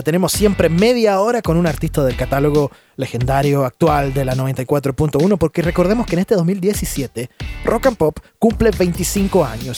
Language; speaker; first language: Spanish; native; Spanish